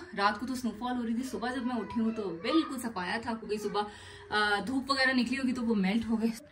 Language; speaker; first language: Urdu; native; Urdu